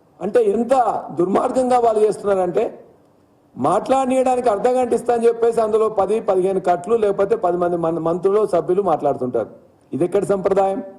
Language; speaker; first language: Telugu; native; Telugu